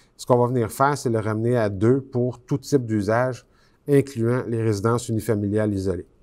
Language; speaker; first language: French; native; French